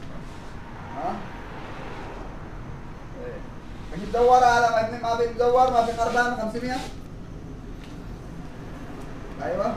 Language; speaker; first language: Arabic; non-native, learner; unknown